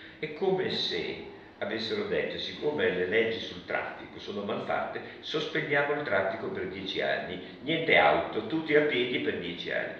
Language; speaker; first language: Italian; early bilingual, other home language; Russian